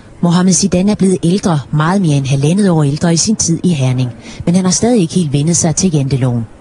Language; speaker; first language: Danish; native; Danish